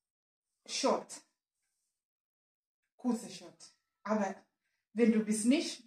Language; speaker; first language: German; non-native, learner; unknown